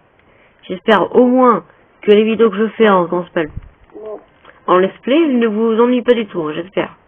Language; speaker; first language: French; native; French